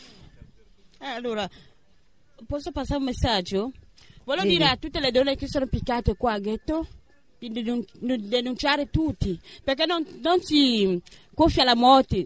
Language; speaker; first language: Italian; non-native, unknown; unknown